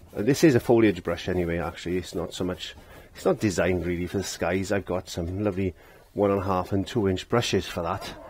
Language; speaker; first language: English; native; English